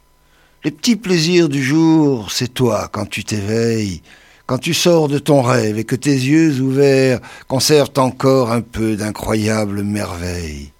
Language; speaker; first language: French; native; French